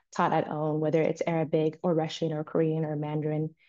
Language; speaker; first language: English; native; English